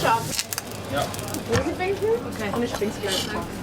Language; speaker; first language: German; non-native, fluent; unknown